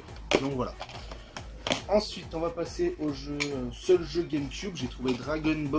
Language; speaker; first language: French; native; French